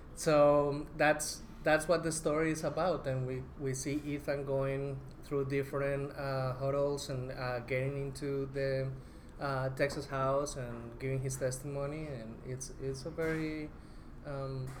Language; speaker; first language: English; non-native, fluent; Spanish